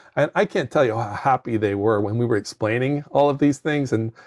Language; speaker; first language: English; native; English